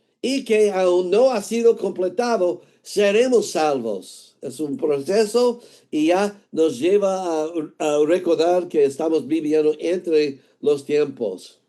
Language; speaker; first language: Spanish; non-native, fluent; English